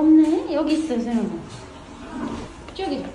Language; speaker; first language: Korean; native; Korean